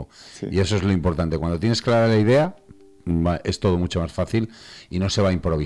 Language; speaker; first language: Spanish; native; Spanish